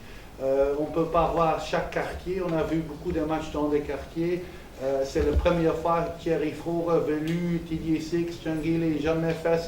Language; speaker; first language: French; non-native, local second language; Dutch